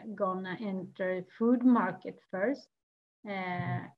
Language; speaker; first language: English; non-native, fluent; Swedish